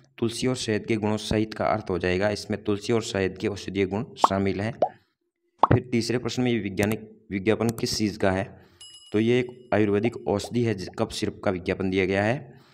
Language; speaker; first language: Hindi; native; Hindi